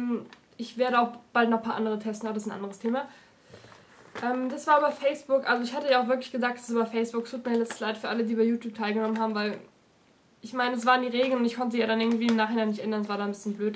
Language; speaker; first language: German; native; German